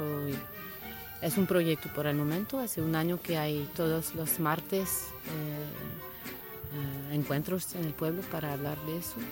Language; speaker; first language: Spanish; non-native, fluent; French